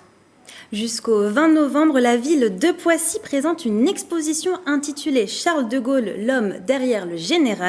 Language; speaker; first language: French; native; French